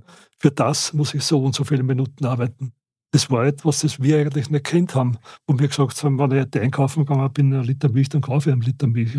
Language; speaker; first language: German; native; German